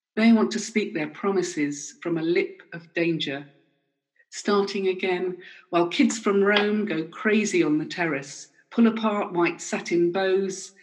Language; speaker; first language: English; native; English